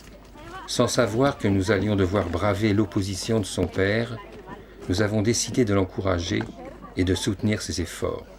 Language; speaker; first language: French; native; French